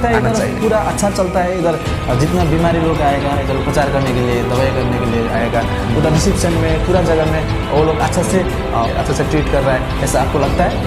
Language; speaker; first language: Hindi; non-native, learner; Nepali